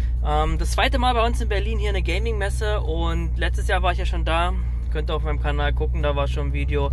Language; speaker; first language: German; native; German